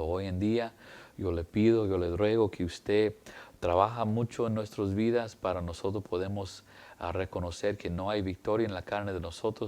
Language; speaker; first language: Spanish; early bilingual, heritage; English